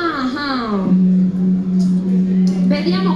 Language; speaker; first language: Italian; non-native, fluent; Spanish